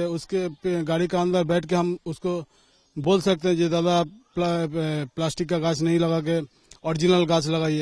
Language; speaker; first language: Hindi; non-native, local second language; Bangla